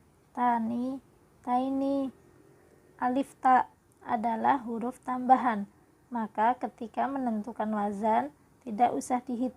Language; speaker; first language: Indonesian; native; Indonesian